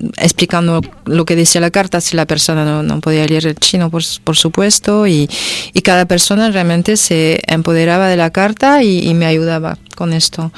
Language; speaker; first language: Spanish; non-native, fluent; French